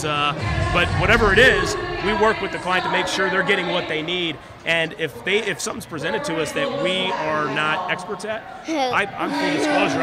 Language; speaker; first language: English; native; English